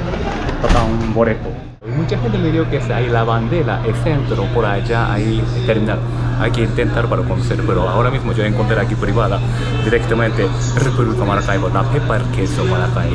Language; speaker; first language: Spanish; non-native, learner; Japanese